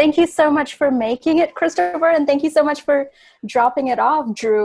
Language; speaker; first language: English; non-native, local second language; Bangla